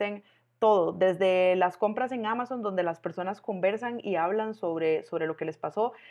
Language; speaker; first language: Spanish; native; Spanish